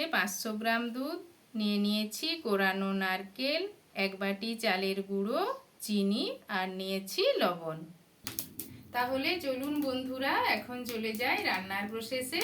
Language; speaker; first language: Bangla; native; Bangla